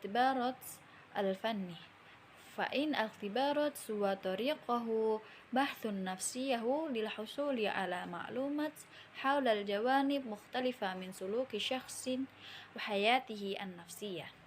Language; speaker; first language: Arabic; non-native, learner; Indonesian